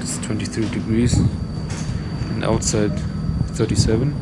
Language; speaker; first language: English; non-native, fluent; German